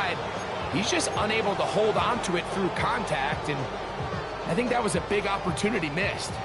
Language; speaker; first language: English; native; English